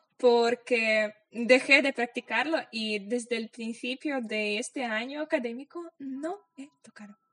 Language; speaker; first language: Spanish; non-native, fluent; Polish